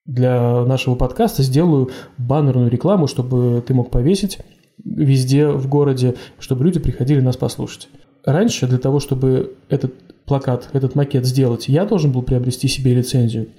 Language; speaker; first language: Russian; native; Russian